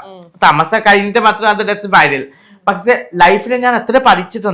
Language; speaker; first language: Malayalam; non-native, local second language; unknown